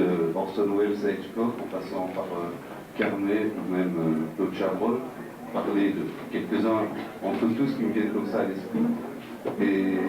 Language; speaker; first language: French; native; French